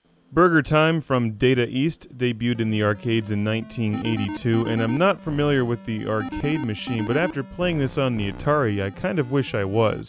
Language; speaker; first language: English; native; English